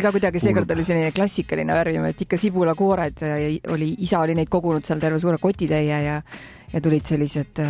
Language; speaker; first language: Estonian; native; Estonian